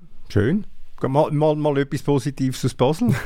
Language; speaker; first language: German; native; German